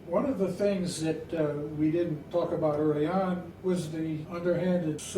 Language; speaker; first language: English; native; English